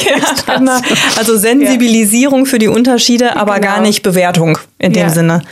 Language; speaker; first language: German; native; German